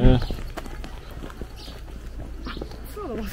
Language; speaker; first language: Japanese; native; Japanese